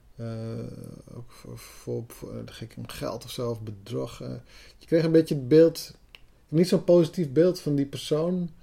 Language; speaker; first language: Dutch; non-native, local second language; Western Frisian